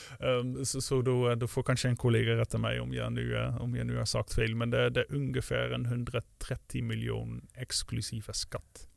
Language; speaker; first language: Swedish; non-native, fluent; Dutch